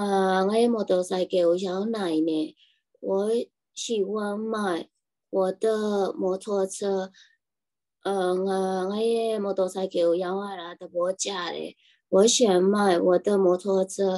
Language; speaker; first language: Chinese; non-native, learner; Burmese